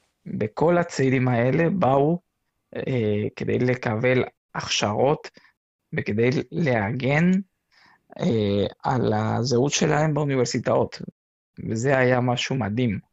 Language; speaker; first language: Hebrew; non-native, fluent; Spanish